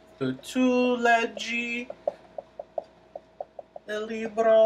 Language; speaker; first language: Italian; non-native, fluent; English